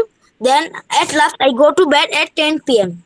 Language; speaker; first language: English; non-native, learner; Bangla